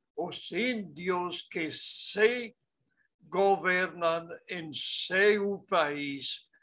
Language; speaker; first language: Portuguese; non-native, fluent; French